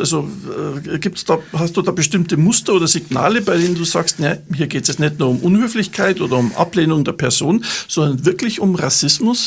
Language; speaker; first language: German; native; German